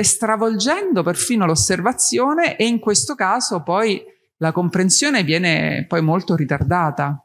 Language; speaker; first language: Italian; native; Italian